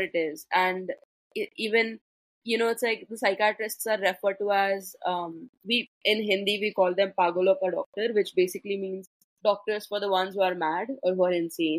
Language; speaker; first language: English; non-native, local second language; Hindi